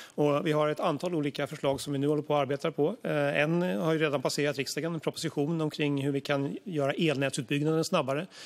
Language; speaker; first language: Swedish; native; Swedish